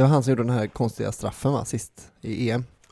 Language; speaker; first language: Swedish; native; Swedish